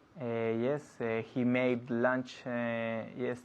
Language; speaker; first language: English; non-native, learner; Spanish